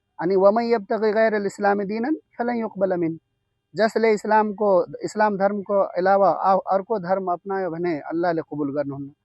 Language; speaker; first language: Nepali; non-native, local second language; Urdu